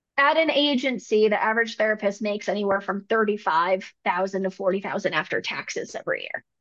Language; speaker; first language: English; native; English